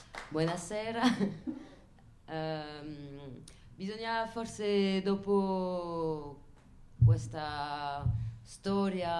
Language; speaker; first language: Italian; non-native, fluent; French